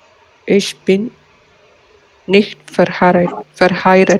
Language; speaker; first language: German; non-native, learner; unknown